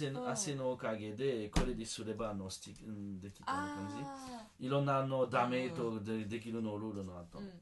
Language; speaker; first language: Japanese; non-native, learner; French